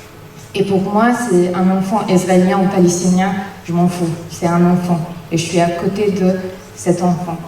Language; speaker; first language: French; non-native, fluent; Arabic